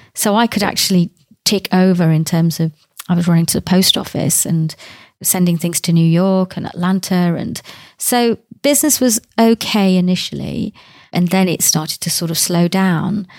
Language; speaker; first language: English; native; English